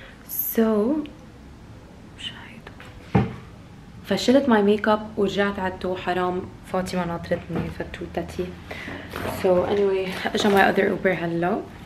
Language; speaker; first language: Arabic; early bilingual, heritage; Arabic